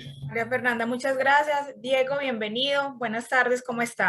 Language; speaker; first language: Spanish; native; Spanish